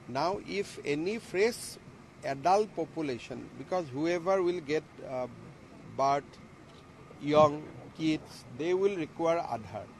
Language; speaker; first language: English; non-native, local second language; Assamese